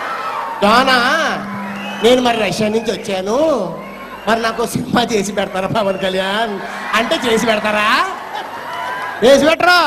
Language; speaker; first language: Telugu; native; Telugu